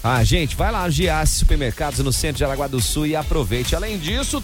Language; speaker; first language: Portuguese; native; Portuguese